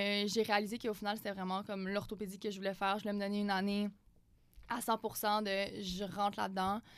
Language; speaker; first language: French; native; French